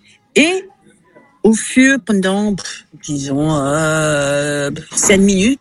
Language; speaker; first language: French; non-native, fluent; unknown